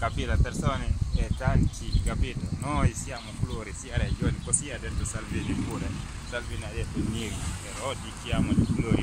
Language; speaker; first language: Italian; non-native, learner; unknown